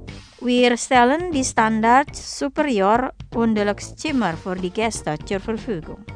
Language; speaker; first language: German; non-native, fluent; Indonesian